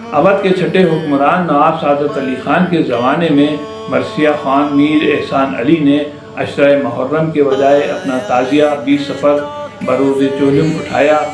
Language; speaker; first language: Urdu; native; Urdu